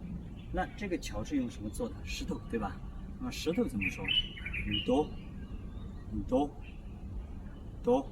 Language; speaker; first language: Chinese; non-native, local second language; Tibetan